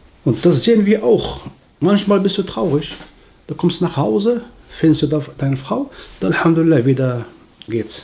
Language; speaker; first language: German; non-native, learner; Arabic